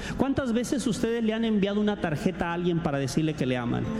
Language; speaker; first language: Spanish; native; Spanish